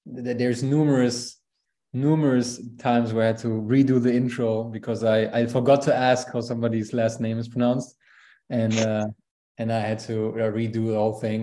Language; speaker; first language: English; non-native, fluent; German